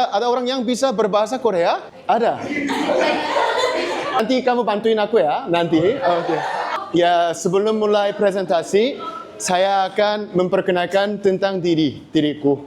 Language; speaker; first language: Indonesian; non-native, learner; Korean